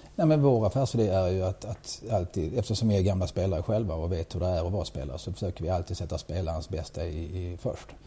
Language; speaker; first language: Swedish; native; Swedish